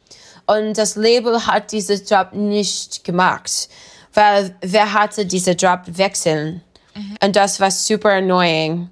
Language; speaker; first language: German; non-native, learner; English